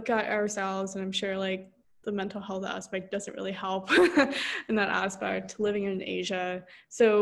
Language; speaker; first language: English; native; English